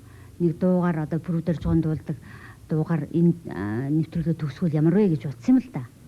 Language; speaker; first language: Mongolian; native; Mongolian